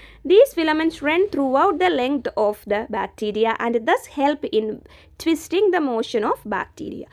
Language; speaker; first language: English; non-native, local second language; Malayalam